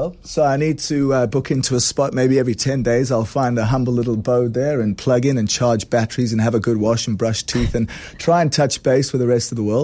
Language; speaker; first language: English; native; English